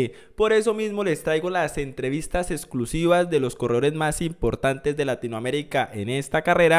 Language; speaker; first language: Spanish; native; Spanish